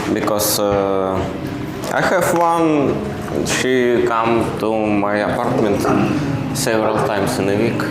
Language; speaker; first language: English; non-native, learner; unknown